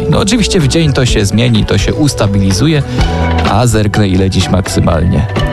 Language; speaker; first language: Polish; native; Polish